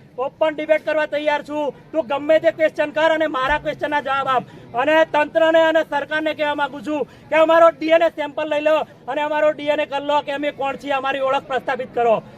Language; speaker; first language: Gujarati; native; Gujarati